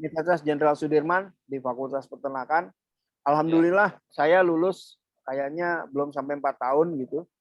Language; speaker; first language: Indonesian; native; Indonesian